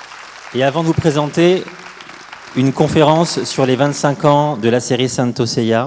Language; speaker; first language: French; native; French